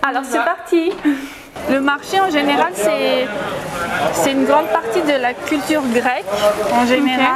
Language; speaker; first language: French; early bilingual, heritage; French